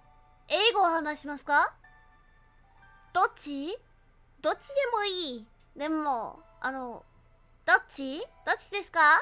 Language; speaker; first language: Japanese; non-native, learner; English